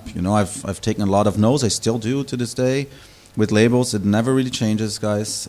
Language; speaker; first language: English; non-native, fluent; German